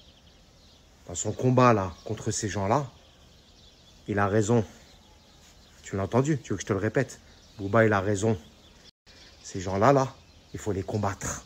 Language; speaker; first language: French; native; French